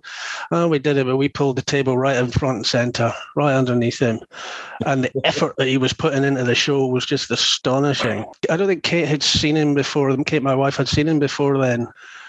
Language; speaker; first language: English; native; English